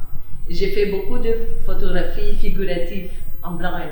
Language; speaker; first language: French; non-native, fluent; Spanish